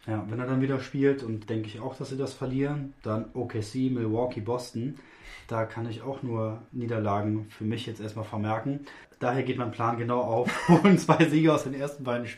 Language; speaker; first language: German; native; German